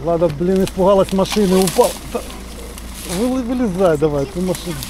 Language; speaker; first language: Russian; native; Russian